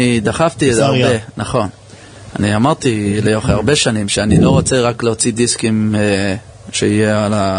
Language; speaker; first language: Hebrew; early bilingual, heritage; English